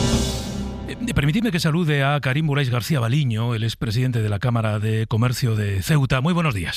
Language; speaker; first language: Spanish; native; Spanish